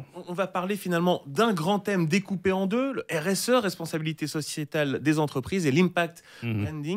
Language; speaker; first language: French; native; French